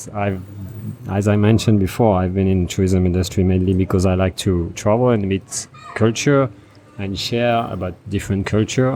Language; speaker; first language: English; non-native, fluent; French